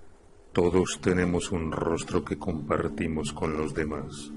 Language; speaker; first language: Spanish; native; Spanish